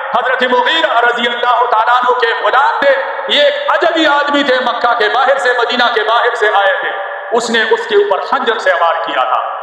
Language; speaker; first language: Urdu; non-native, local second language; Pashto